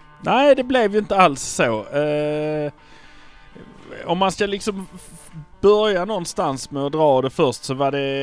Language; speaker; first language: Swedish; native; Swedish